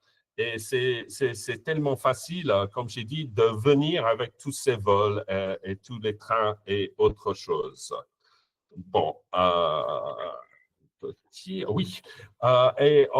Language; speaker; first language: French; non-native, fluent; English